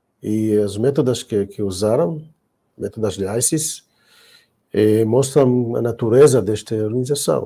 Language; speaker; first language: Portuguese; non-native, fluent; Hebrew